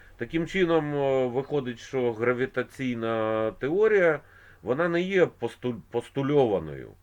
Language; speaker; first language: Ukrainian; non-native, local second language; Russian